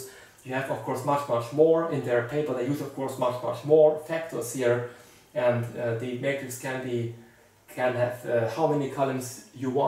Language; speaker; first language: English; non-native, fluent; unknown